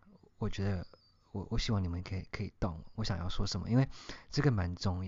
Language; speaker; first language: Chinese; early bilingual, heritage; Chinese